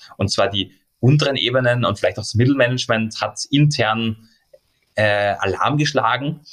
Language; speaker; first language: German; native; German